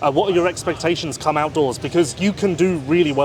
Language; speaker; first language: English; native; English